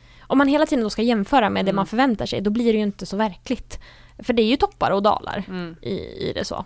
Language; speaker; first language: Swedish; native; Swedish